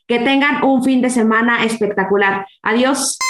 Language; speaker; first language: Spanish; native; Spanish